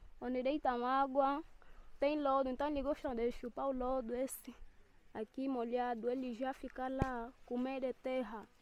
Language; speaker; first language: Portuguese; non-native, local second language; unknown